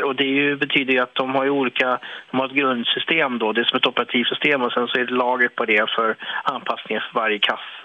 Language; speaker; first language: Swedish; native; Swedish